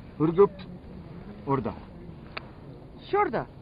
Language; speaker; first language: Turkish; non-native, learner; Spanish